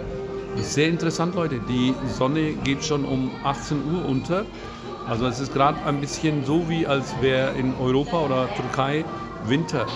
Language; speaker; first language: German; early bilingual, other home language; Turkish